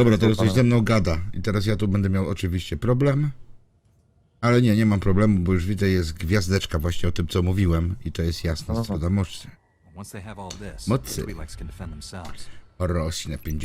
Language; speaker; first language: Polish; native; Polish